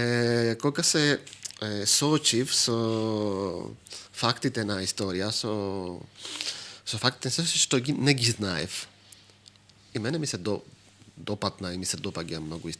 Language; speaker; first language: Macedonian; non-native, fluent; Greek